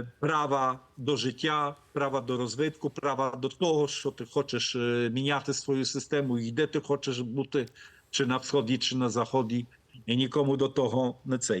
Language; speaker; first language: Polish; non-native, fluent; Ukrainian